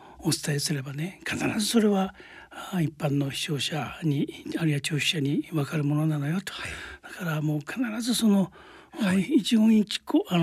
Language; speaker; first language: Japanese; native; Japanese